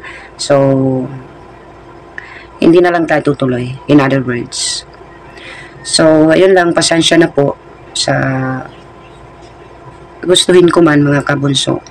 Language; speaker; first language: Filipino; native; Filipino